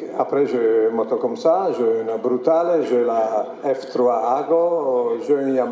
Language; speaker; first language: French; non-native, fluent; Italian